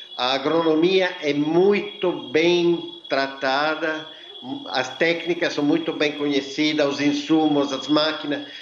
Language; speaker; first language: Portuguese; non-native, fluent; Italian